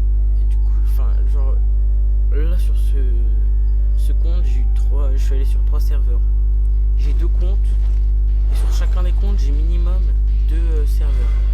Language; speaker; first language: French; native; French